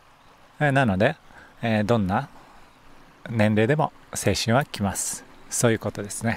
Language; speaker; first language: Japanese; native; Japanese